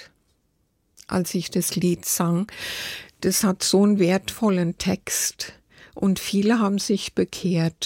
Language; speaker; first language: German; native; German